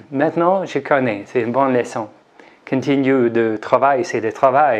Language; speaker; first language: French; non-native, learner; English